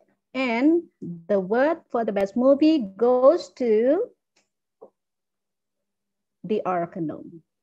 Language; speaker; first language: English; non-native, fluent; Indonesian